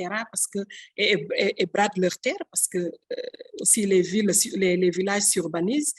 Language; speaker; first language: French; non-native, local second language; Wolof